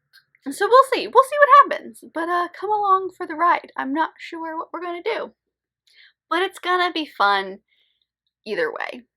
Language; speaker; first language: English; native; English